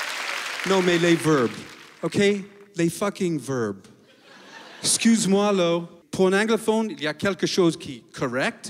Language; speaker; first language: French; non-native, fluent; English